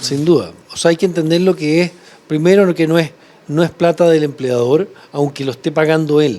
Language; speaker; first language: Spanish; native; Spanish